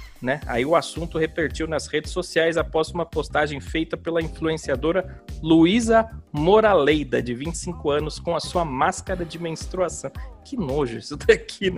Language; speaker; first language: Portuguese; native; Portuguese